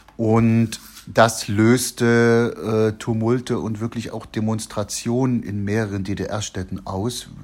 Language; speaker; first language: German; native; German